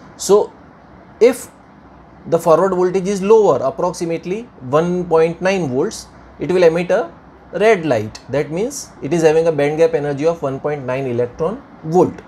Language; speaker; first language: English; non-native, local second language; Gujarati